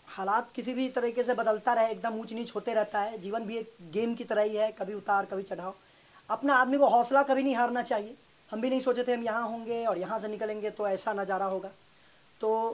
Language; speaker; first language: Hindi; native; Hindi